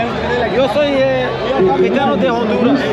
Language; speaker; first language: Spanish; non-native, learner; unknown